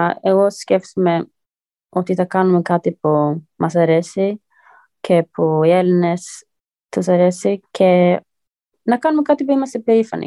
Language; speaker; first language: Greek; early bilingual, heritage; Greek